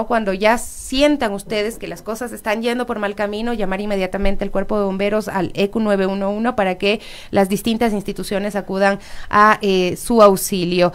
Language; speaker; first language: Spanish; native; Spanish